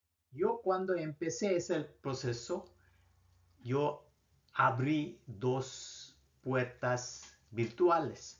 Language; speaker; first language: Spanish; non-native, fluent; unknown